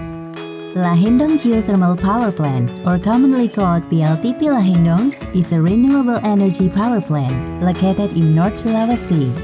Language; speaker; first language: English; non-native, fluent; Indonesian